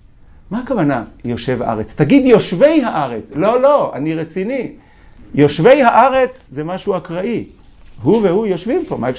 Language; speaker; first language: Hebrew; native; Hebrew